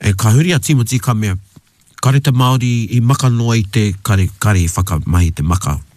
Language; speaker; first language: Māori; non-native, local second language; English